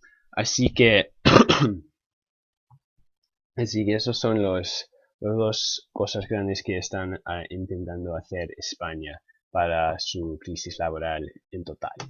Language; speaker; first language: Spanish; non-native, fluent; English